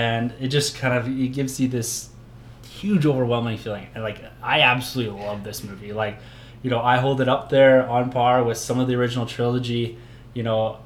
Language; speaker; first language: English; native; English